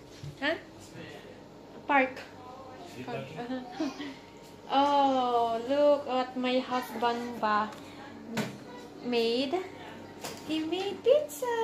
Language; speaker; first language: English; non-native, fluent; Filipino